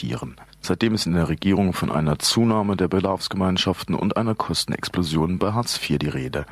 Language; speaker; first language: German; native; German